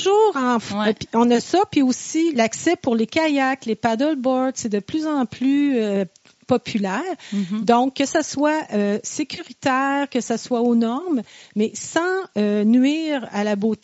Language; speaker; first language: French; native; French